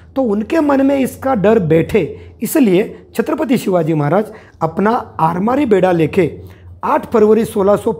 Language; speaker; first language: Hindi; non-native, local second language; Marathi